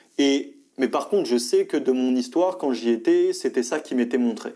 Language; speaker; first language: French; native; French